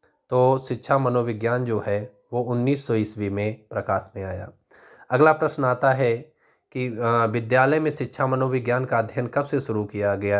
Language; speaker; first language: Hindi; native; Hindi